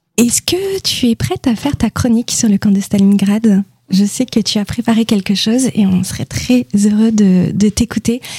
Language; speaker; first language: French; native; French